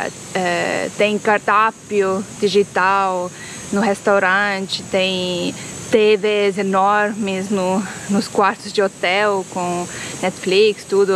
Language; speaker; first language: Portuguese; non-native, fluent; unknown